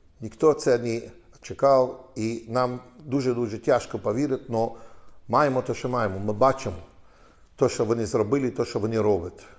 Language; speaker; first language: Ukrainian; non-native, fluent; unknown